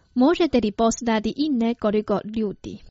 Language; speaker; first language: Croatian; non-native, fluent; Chinese